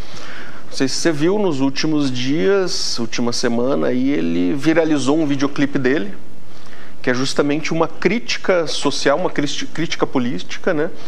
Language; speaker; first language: Portuguese; native; Portuguese